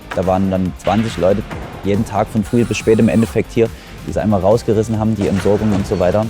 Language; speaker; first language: German; native; German